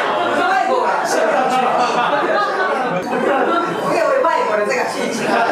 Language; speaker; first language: Chinese; non-native, fluent; Japanese